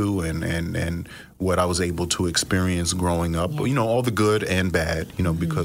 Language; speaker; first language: English; early bilingual, other home language; Russian